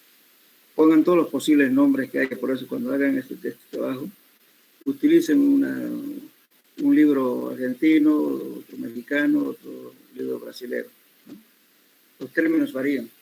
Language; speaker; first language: Spanish; native; Spanish